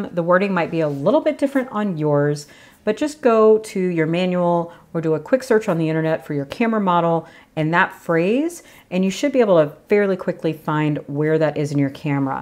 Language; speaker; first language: English; native; English